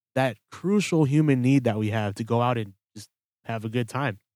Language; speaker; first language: English; early bilingual, other home language; Filipino